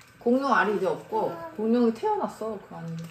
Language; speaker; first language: Korean; native; Korean